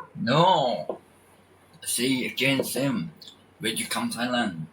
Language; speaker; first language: English; non-native, learner; Thai